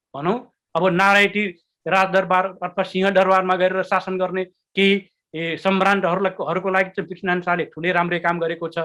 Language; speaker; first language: Nepali; non-native, local second language; Newari